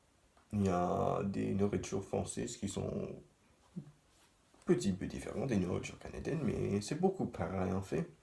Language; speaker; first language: French; non-native, learner; English